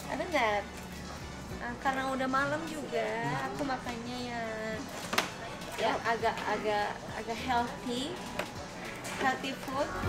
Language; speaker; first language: Indonesian; non-native, fluent; Japanese